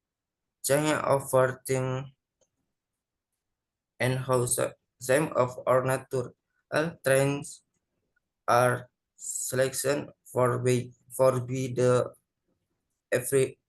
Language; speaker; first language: English; non-native, learner; Indonesian